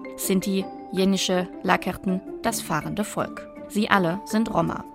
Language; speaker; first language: German; native; German